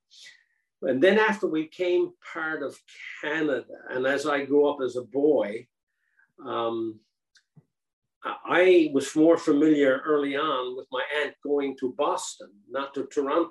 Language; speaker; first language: English; native; English